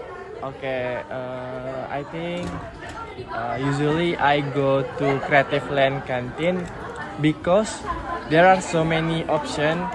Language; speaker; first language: English; non-native, learner; Indonesian